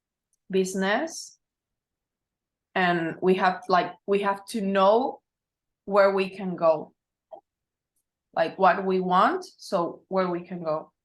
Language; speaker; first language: English; non-native, learner; Spanish